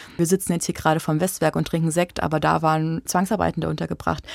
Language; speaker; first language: German; native; German